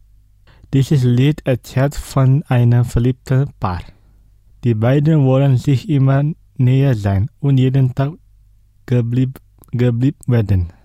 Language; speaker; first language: German; non-native, fluent; Indonesian